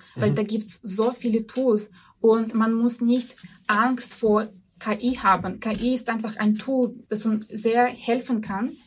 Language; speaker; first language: German; non-native, fluent; Russian